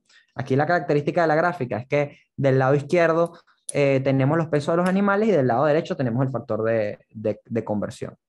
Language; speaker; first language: Spanish; native; Spanish